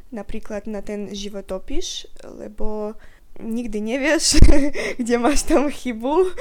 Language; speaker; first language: Slovak; non-native, fluent; Russian